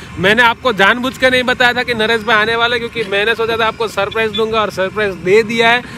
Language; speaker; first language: Hindi; non-native, local second language; Gujarati